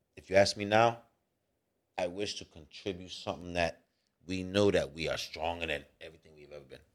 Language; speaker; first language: English; native; English